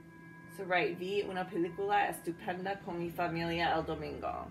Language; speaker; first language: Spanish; non-native, fluent; English